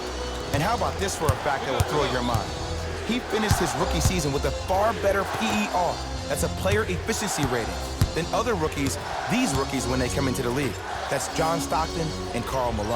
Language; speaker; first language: English; native; English